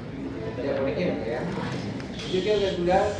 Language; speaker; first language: Spanish; native; Spanish